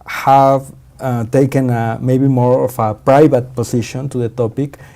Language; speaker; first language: English; non-native, fluent; Spanish